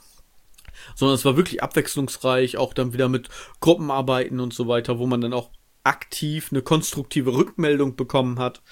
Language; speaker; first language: German; native; German